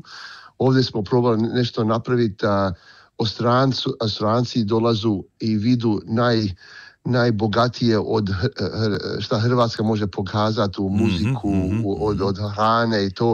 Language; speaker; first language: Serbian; early bilingual, heritage; Croatian